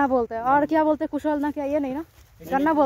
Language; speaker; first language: Hindi; non-native, learner; Bangla